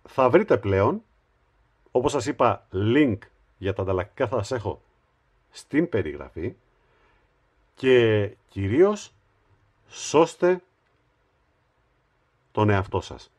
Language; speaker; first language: Greek; native; Greek